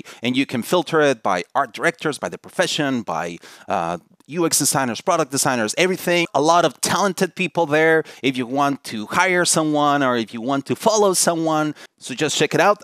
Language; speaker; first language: English; non-native, fluent; Spanish